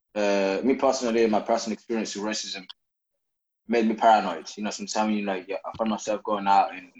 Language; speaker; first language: English; non-native, fluent; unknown